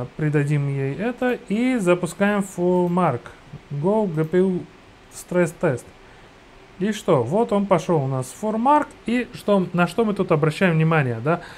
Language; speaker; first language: Russian; non-native, fluent; Georgian